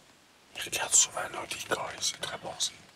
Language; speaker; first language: French; native; French